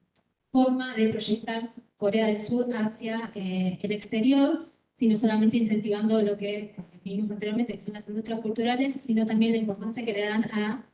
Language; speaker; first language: Spanish; native; Spanish